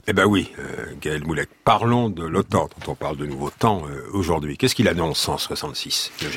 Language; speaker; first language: French; native; French